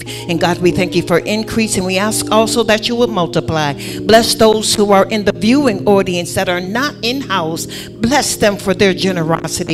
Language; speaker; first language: English; native; English